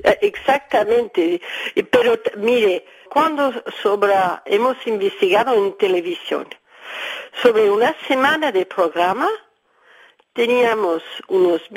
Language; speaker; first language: Spanish; early bilingual, heritage; Spanish